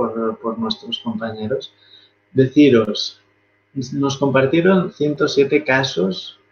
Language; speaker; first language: Spanish; native; Spanish